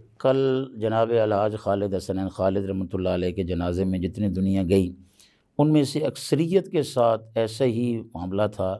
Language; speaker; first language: Urdu; non-native, local second language; Punjabi